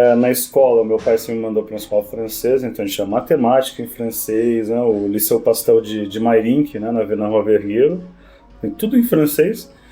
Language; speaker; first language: Portuguese; early bilingual, other home language; Spanish